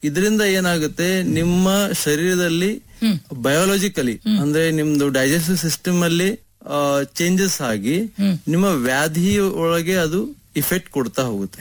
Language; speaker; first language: Kannada; native; Kannada